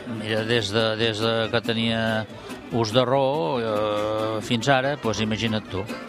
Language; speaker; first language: Catalan; native; Catalan